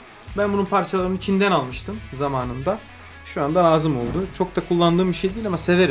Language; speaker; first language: Turkish; native; Turkish